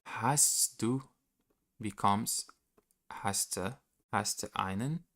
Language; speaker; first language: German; non-native, learner; Portuguese